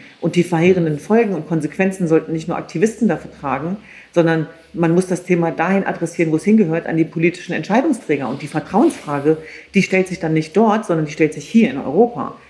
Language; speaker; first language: German; early bilingual, other home language; Kurdish